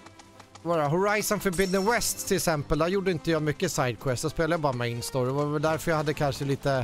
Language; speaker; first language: Swedish; native; Swedish